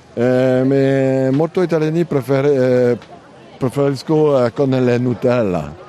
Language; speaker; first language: Italian; non-native, learner; French